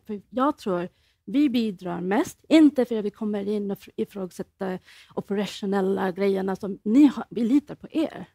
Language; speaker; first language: Swedish; non-native, fluent; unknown